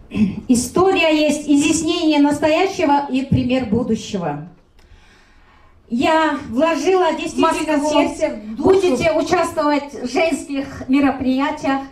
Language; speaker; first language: Russian; non-native, local second language; Kyrgyz